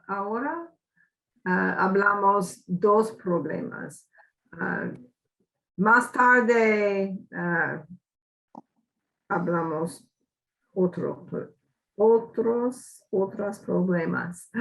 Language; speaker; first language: Spanish; non-native, learner; English